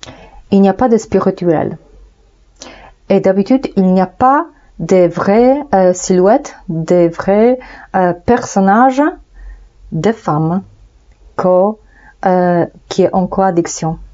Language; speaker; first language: French; non-native, fluent; Polish